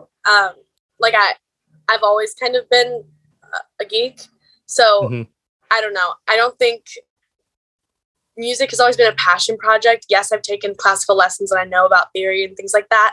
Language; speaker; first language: English; native; English